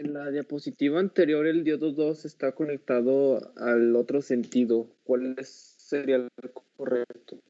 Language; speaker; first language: Spanish; native; Spanish